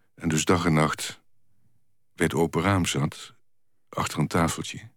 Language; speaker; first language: Dutch; native; Dutch